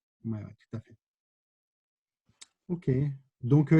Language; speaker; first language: French; native; French